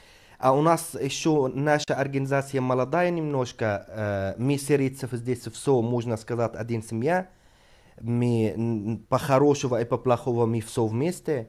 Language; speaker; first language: Russian; non-native, fluent; Arabic